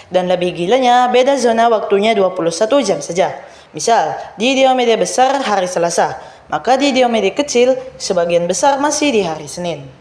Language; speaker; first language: Indonesian; native; Indonesian